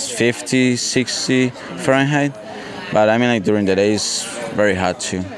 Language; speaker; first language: English; non-native, fluent; Spanish